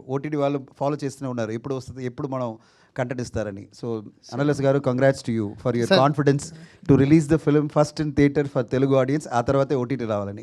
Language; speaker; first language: Telugu; non-native, fluent; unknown